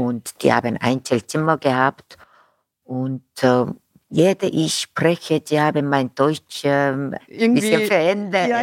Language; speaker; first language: German; non-native, fluent; Korean